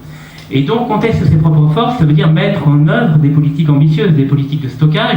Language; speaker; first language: French; native; French